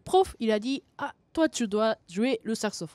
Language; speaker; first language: French; non-native, fluent; Japanese